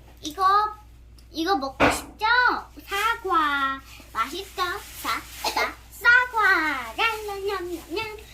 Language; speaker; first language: Korean; early bilingual, other home language; Telugu